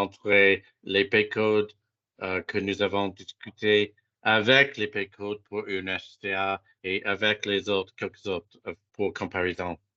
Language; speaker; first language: French; non-native, fluent; English